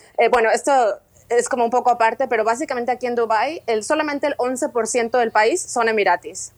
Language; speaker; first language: Spanish; native; Spanish